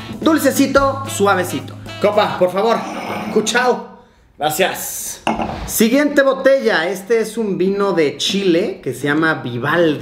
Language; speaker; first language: Spanish; native; Spanish